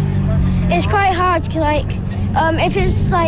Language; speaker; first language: English; native; English